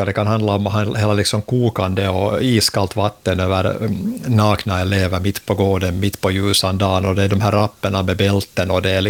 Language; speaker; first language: Swedish; native; Swedish